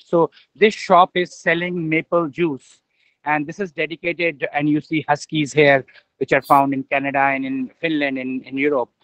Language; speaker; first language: English; non-native, local second language; Hindi